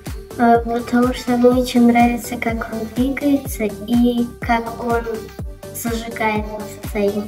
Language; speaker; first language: Russian; early bilingual, heritage; Russian